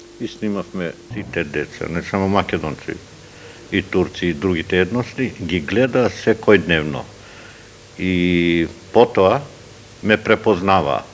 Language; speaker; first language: Macedonian; non-native, local second language; Turkish